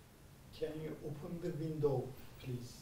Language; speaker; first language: English; non-native, learner; Turkish